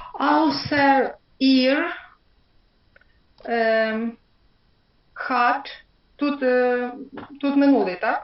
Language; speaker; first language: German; non-native, learner; Ukrainian